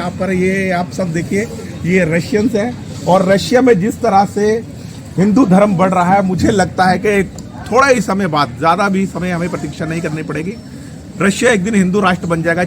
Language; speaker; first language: Hindi; native; Hindi